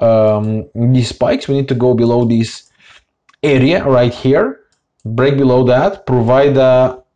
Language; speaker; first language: English; non-native, fluent; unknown